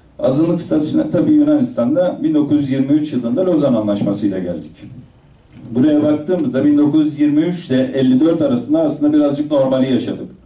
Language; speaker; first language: Turkish; native; Turkish